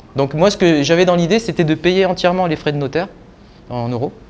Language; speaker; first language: French; native; French